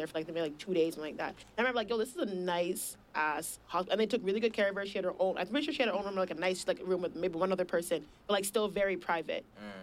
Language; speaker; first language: English; native; English